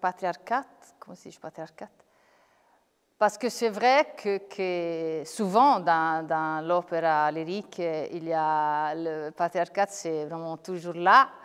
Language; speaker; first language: French; non-native, fluent; Italian